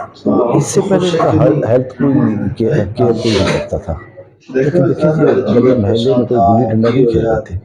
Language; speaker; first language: Urdu; non-native, local second language; Punjabi